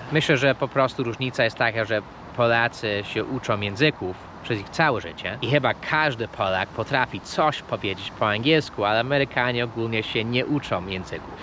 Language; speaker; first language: Polish; non-native, fluent; English